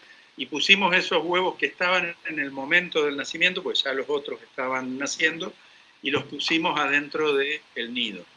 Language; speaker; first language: Spanish; native; Spanish